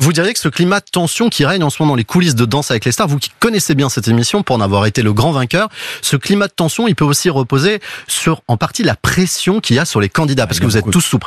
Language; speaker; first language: French; native; French